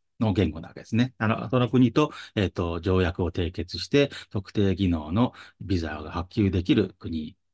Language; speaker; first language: Japanese; native; Japanese